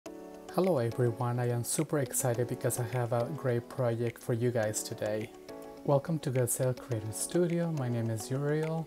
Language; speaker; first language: English; non-native, fluent; Spanish